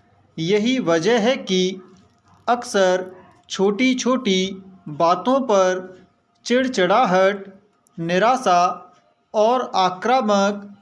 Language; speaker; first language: Hindi; native; Hindi